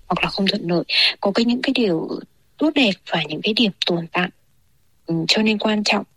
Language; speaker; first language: Vietnamese; native; Vietnamese